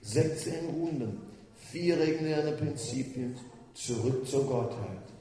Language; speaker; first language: German; non-native, fluent; Dutch